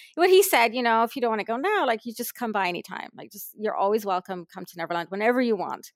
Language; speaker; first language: English; native; English